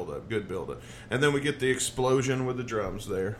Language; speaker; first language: English; native; English